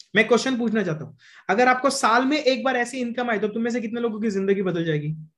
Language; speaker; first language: Hindi; non-native, local second language; Marathi